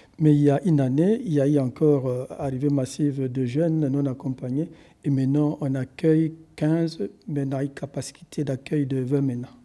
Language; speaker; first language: French; native; French